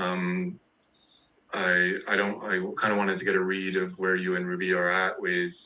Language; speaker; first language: English; native; English